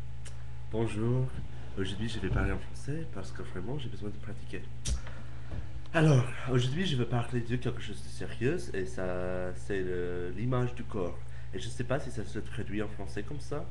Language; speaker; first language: French; non-native, learner; English